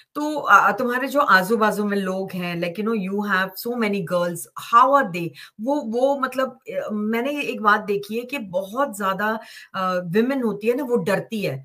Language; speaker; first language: Hindi; native; Hindi